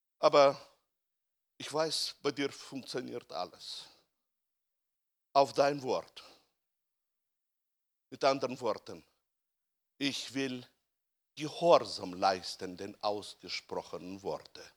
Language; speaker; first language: German; non-native, fluent; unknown